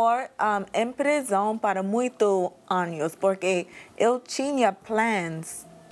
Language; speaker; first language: Portuguese; non-native, learner; English